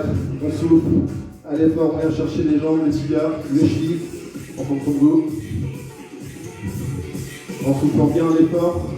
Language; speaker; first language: French; native; French